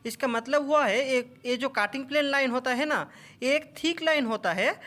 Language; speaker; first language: Hindi; non-native, local second language; Bangla